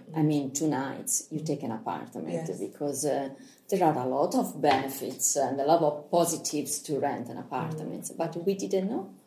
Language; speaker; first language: English; non-native, learner; Italian